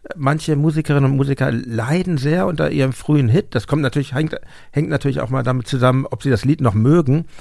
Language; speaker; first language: German; native; German